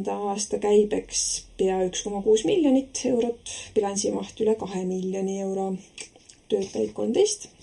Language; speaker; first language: Estonian; native; Estonian